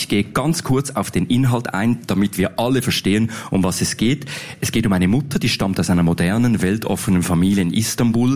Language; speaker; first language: German; native; German